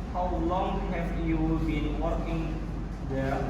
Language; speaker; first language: English; non-native, learner; Indonesian